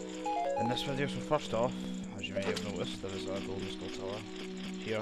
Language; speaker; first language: English; native; English